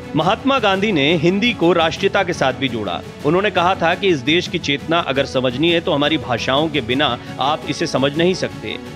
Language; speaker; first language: Hindi; native; Hindi